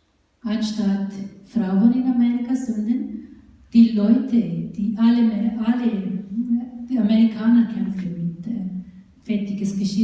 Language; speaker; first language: German; non-native, fluent; Urdu